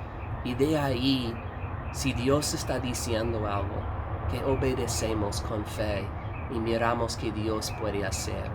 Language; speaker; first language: Spanish; non-native, fluent; English